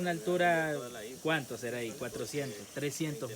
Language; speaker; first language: Spanish; native; Spanish